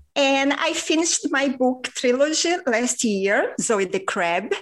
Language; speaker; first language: English; non-native, fluent; Portuguese